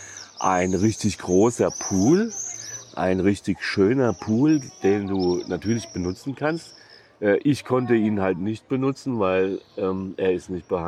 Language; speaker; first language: German; native; German